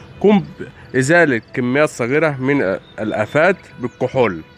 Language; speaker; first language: Arabic; native; Arabic